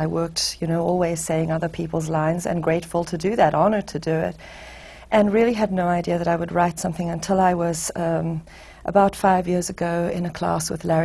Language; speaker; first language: English; native; English